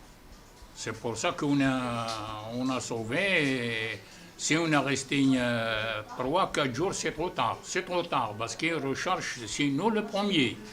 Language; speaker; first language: French; non-native, fluent; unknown